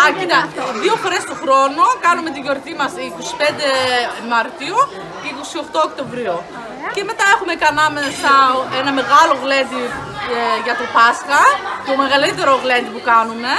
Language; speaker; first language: Greek; early bilingual, heritage; Greek